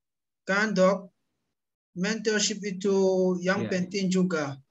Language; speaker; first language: Indonesian; non-native, learner; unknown